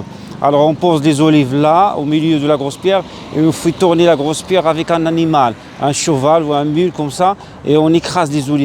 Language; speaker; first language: French; non-native, local second language; Arabic